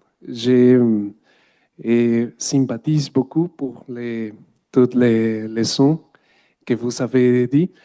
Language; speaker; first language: French; non-native, learner; Spanish